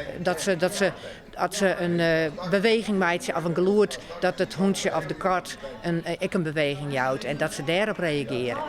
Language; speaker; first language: Dutch; non-native, local second language; Western Frisian